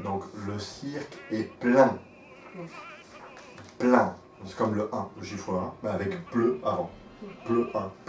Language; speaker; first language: French; native; French